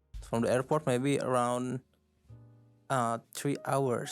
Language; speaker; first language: English; non-native, learner; Indonesian